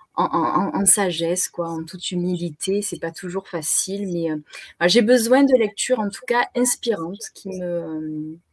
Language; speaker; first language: French; native; French